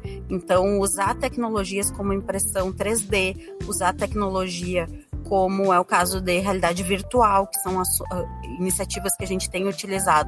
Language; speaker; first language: Portuguese; native; Portuguese